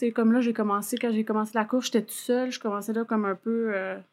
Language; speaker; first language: French; native; French